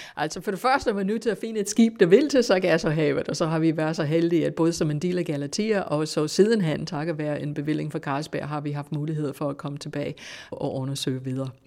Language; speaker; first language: Danish; non-native, fluent; English